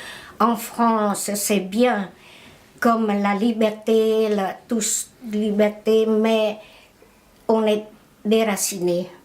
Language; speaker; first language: French; non-native, fluent; Khmer